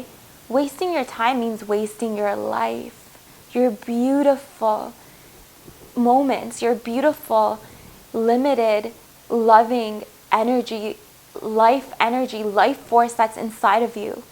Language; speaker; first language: English; native; English